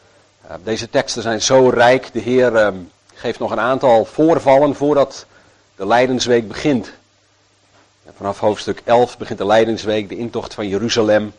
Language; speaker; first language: Dutch; native; Dutch